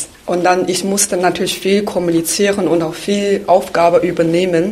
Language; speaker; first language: German; non-native, fluent; Chinese